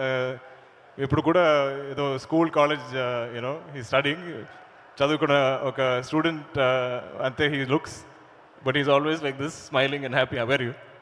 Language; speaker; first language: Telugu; non-native, learner; Malayalam